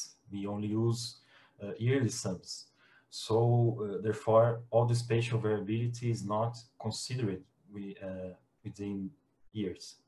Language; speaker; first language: English; non-native, fluent; Portuguese